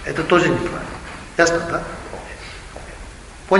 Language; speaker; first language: Russian; non-native, learner; Tibetan